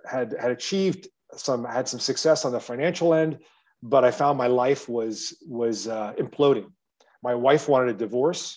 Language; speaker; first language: English; native; English